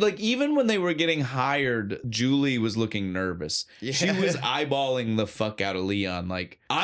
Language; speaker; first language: English; native; English